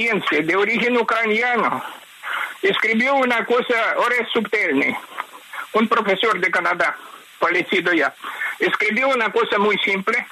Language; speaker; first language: Spanish; non-native, fluent; Ukrainian